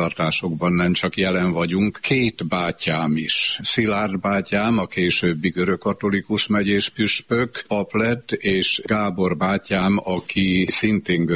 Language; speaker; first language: Hungarian; native; Hungarian